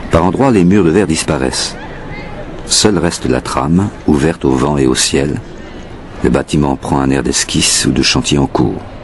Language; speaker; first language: French; native; French